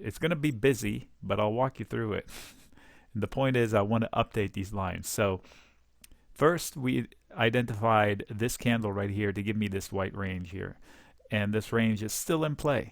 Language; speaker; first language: English; native; English